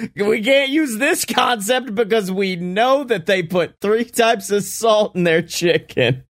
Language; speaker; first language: English; native; English